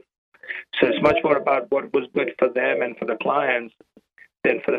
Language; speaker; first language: English; non-native, local second language; Gujarati